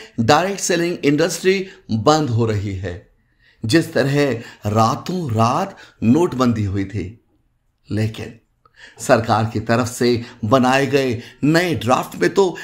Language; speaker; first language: Hindi; native; Hindi